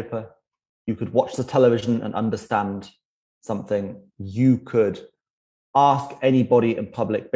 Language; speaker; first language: English; native; English